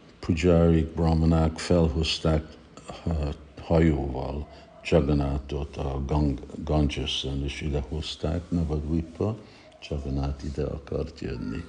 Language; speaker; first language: Hungarian; early bilingual, heritage; Hungarian